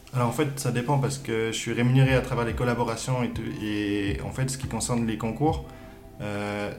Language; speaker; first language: French; native; French